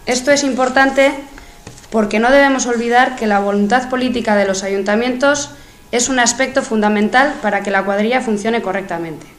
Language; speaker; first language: Spanish; native; Spanish